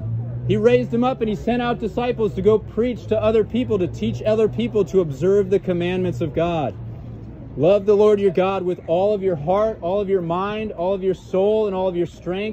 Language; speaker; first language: English; native; English